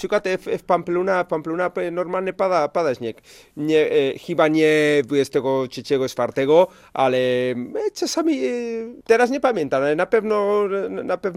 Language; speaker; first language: Polish; non-native, learner; Spanish